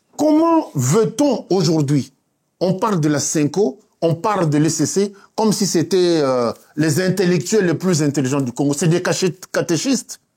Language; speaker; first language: French; non-native, local second language; Luba-Lulua